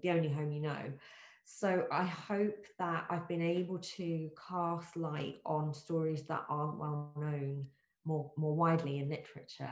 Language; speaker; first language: English; native; English